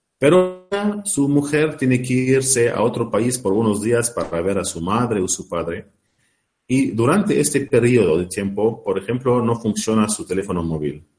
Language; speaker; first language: Spanish; non-native, learner; Arabic